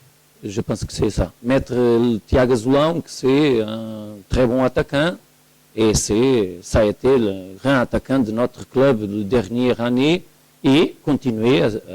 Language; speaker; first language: French; non-native, learner; Portuguese